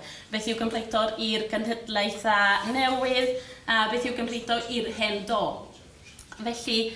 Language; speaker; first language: Welsh; non-native, fluent; Spanish